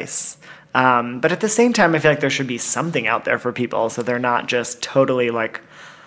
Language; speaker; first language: English; native; English